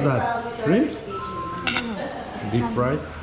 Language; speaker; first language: English; non-native, learner; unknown